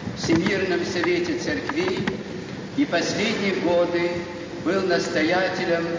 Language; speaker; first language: Russian; native; Russian